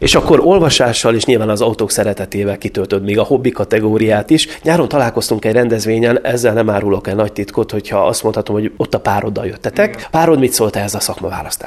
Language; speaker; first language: Hungarian; native; Hungarian